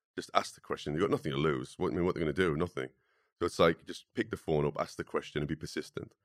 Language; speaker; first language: English; native; English